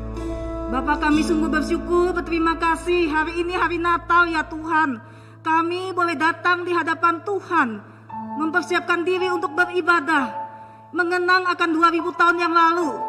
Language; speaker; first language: Malay; native; Malay